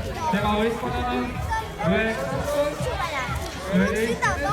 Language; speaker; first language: Estonian; native; Estonian